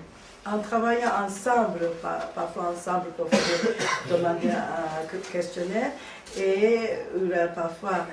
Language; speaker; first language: French; non-native, learner; Japanese